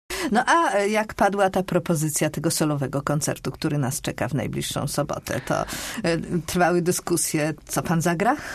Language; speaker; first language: Polish; native; Polish